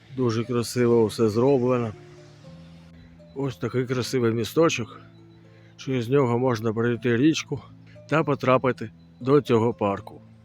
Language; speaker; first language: Ukrainian; native; Ukrainian